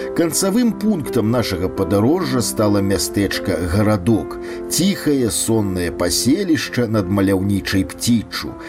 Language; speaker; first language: Belarusian; native; Belarusian